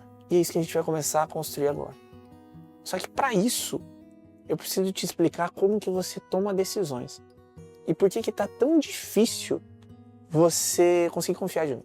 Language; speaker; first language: Portuguese; native; Portuguese